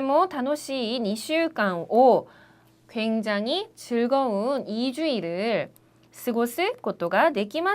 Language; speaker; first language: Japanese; non-native, fluent; Korean